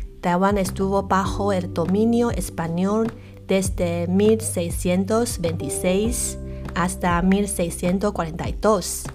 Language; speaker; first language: Spanish; non-native, fluent; Chinese